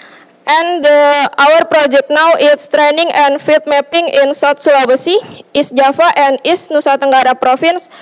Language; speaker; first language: English; non-native, learner; Indonesian